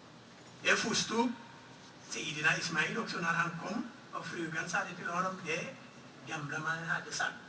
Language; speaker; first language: Swedish; non-native, fluent; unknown